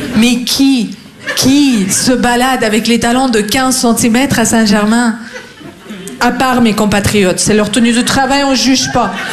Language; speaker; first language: French; non-native, fluent; Russian